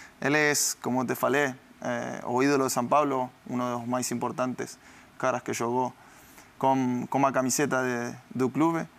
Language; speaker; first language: Portuguese; non-native, learner; Spanish